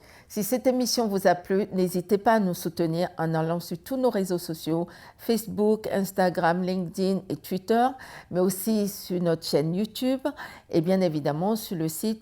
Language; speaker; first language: French; native; French